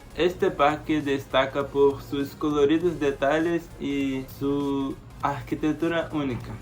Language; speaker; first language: Spanish; non-native, learner; Portuguese